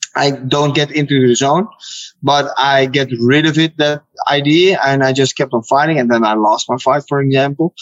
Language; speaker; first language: English; non-native, fluent; Dutch